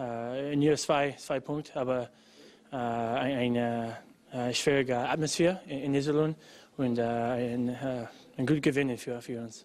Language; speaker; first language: German; non-native, learner; English